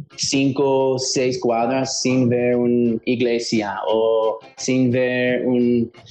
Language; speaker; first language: Spanish; early bilingual, heritage; Spanish